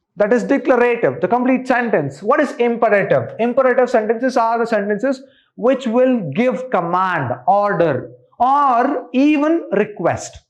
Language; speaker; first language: English; non-native, local second language; Kannada